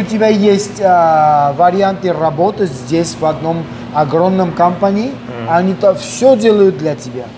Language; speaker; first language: Russian; non-native, local second language; Armenian